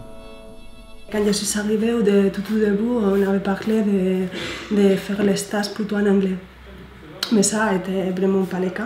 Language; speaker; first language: French; non-native, learner; Spanish